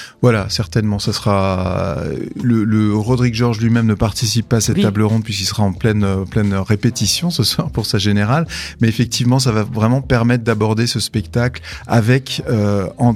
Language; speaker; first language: French; native; French